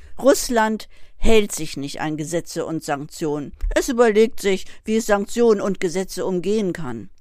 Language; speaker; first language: German; native; German